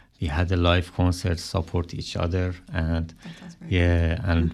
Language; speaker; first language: English; non-native, learner; Persian